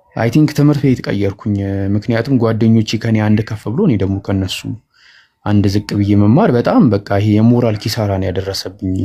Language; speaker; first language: Amharic; native; Amharic